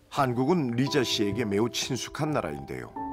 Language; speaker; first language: Korean; native; Korean